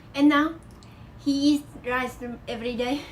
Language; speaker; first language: English; non-native, learner; Vietnamese